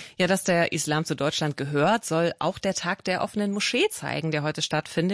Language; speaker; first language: German; native; German